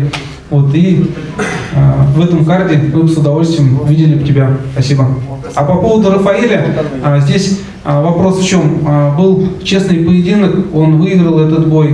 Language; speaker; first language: Russian; native; Russian